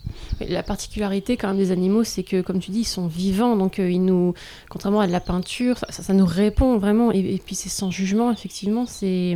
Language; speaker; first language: French; native; French